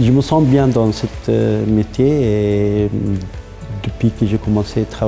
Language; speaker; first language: French; non-native, fluent; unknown